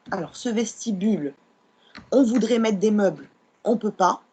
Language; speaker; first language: French; non-native, local second language; Arabic